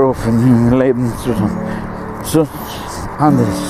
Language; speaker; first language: German; non-native, fluent; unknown